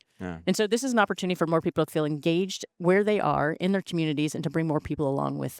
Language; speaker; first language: English; native; English